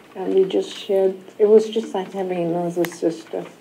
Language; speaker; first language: English; non-native, fluent; German